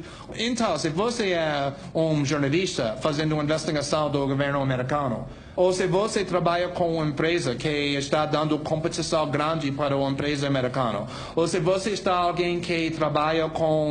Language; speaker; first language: Portuguese; non-native, fluent; English